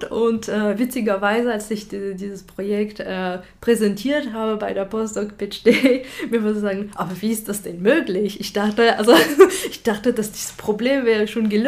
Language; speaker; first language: German; non-native, fluent; French